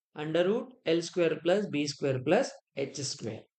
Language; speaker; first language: Hindi; non-native, local second language; Marathi